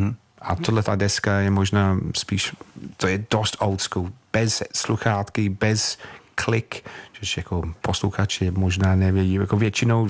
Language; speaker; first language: Czech; non-native, fluent; English